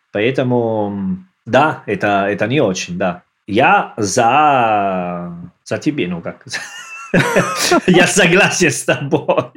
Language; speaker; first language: Russian; non-native, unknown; Italian